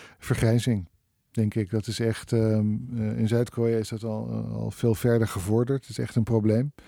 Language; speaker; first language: Dutch; native; Dutch